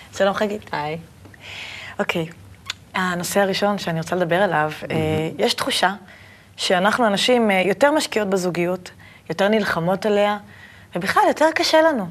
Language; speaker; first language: Hebrew; native; Hebrew